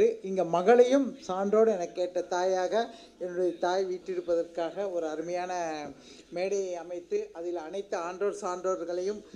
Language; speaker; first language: Tamil; native; Tamil